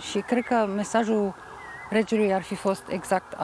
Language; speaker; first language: Romanian; non-native, fluent; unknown